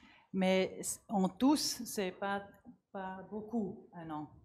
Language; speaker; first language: French; non-native, learner; German